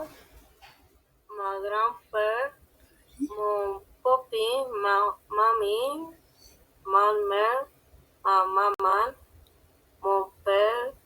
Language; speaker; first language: French; non-native, learner; Spanish